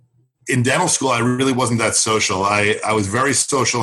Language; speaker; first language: English; native; English